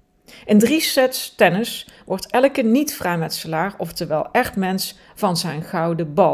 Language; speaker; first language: Dutch; native; Dutch